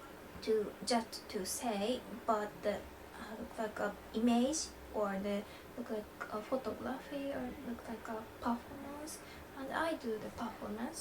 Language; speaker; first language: English; non-native, learner; Japanese